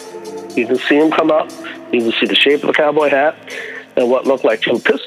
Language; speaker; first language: English; native; English